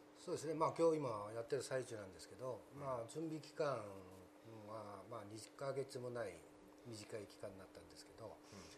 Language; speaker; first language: Japanese; non-native, fluent; Korean